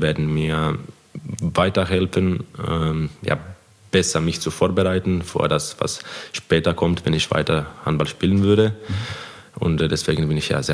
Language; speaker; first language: German; non-native, fluent; Croatian